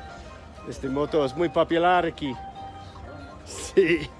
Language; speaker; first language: Spanish; non-native, learner; English